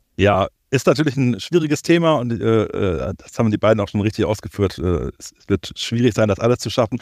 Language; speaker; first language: German; native; German